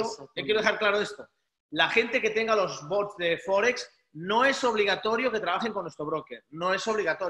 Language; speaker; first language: Spanish; native; Spanish